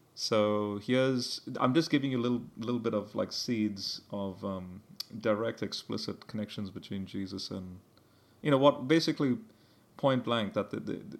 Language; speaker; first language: English; early bilingual, heritage; English